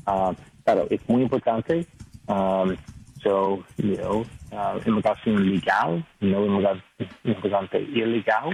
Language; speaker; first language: Spanish; non-native, learner; English